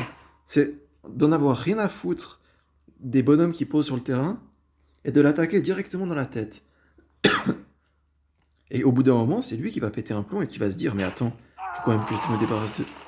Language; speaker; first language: French; native; French